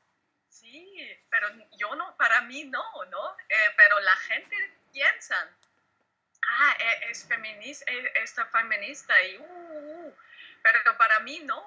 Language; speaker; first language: Spanish; non-native, learner; German